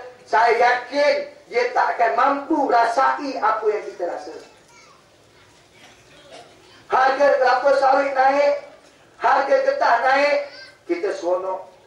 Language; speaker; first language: Malay; native; Malay